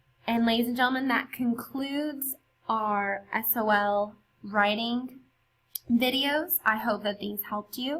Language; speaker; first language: English; native; English